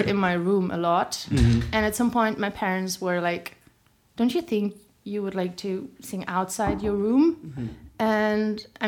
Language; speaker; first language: English; non-native, fluent; German